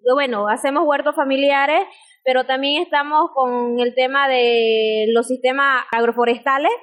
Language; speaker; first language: Spanish; native; Spanish